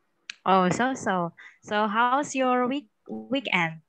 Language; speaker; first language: English; non-native, fluent; Indonesian